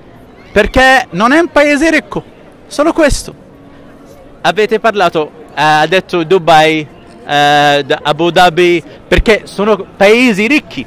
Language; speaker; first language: Italian; non-native, fluent; Arabic